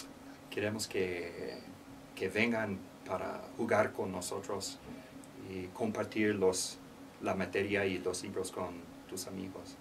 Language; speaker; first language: Spanish; non-native, learner; English